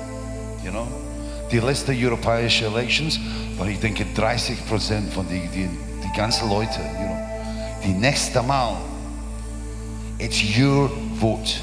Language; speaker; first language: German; non-native, learner; English